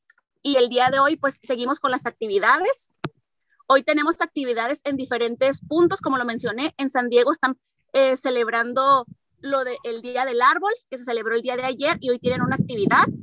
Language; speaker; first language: Spanish; native; Spanish